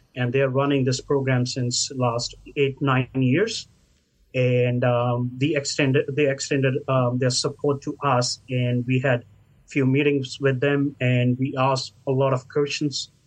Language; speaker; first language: English; non-native, local second language; Hindi